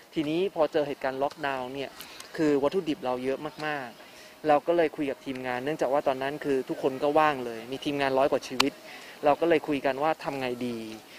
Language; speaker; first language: Thai; non-native, fluent; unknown